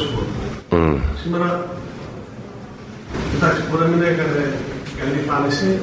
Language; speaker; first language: Greek; native; Greek